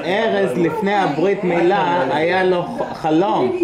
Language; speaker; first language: Hebrew; early bilingual, heritage; Hebrew